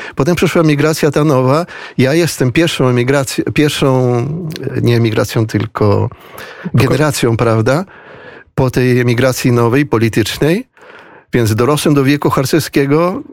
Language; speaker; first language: Polish; early bilingual, heritage; Spanish